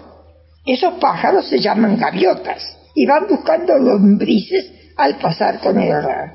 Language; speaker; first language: Spanish; native; Spanish